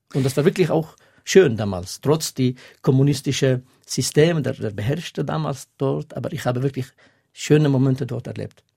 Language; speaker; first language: German; non-native, fluent; Kurdish